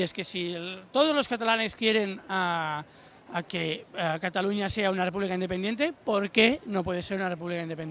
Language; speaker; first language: Spanish; non-native, local second language; Catalan